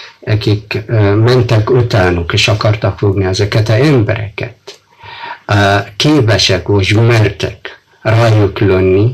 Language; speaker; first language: Hungarian; non-native, fluent; Arabic